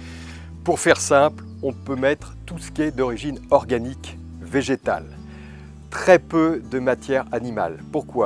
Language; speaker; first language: French; native; French